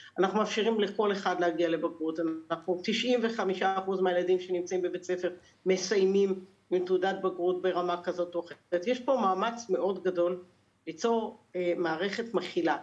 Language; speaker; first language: Hebrew; native; Hebrew